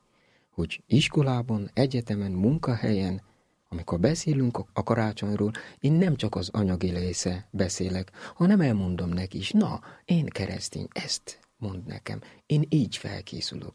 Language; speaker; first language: Hungarian; non-native, learner; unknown